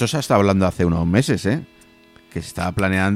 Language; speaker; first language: Spanish; native; Spanish